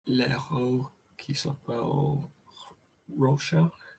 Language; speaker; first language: French; non-native, learner; English